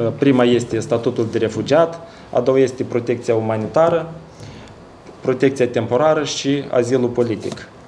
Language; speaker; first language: Romanian; native; Romanian